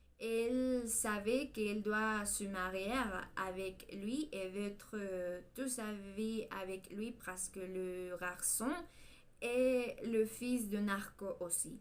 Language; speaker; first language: French; non-native, learner; Spanish